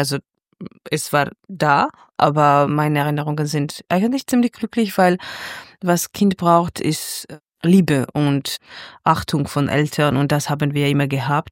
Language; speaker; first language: German; non-native, fluent; Georgian